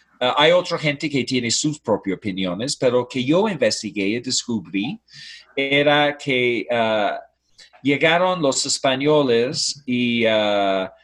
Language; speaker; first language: Spanish; non-native, fluent; English